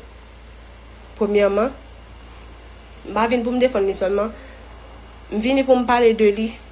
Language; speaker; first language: French; non-native, local second language; Haitian Creole